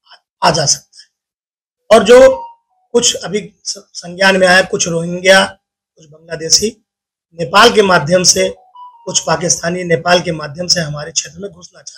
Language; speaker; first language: Hindi; native; Hindi